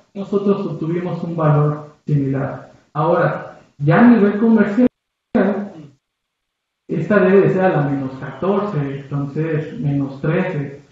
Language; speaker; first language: Spanish; native; Spanish